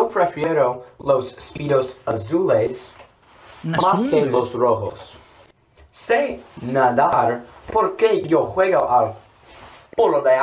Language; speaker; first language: Spanish; non-native, learner; English